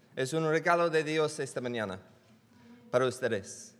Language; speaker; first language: Spanish; non-native, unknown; English